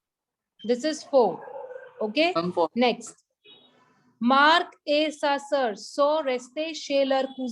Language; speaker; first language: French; non-native, fluent; Hindi